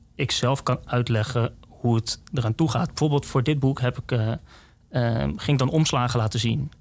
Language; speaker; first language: Dutch; native; Dutch